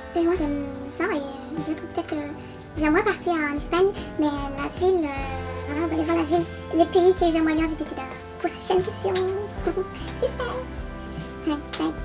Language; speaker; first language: French; non-native, local second language; Haitian Creole